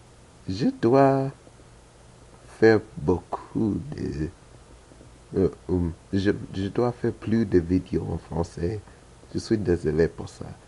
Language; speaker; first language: French; non-native, learner; English